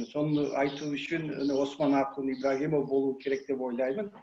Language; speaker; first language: Kyrgyz; non-native, learner; Kazakh